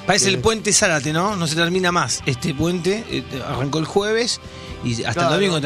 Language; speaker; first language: Spanish; native; Spanish